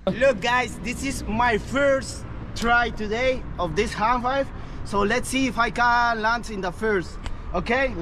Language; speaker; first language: English; non-native, learner; Spanish